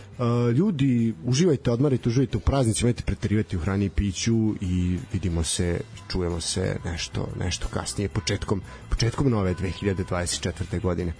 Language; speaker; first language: Serbian; native; Serbian